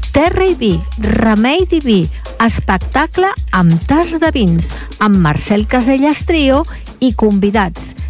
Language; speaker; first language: Catalan; native; Catalan